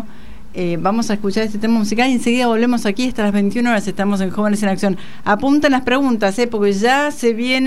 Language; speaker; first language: Spanish; native; Spanish